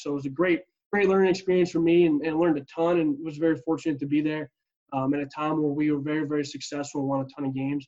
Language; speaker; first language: English; native; English